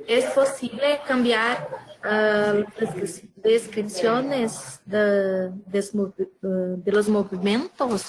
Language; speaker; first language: Spanish; non-native, learner; Portuguese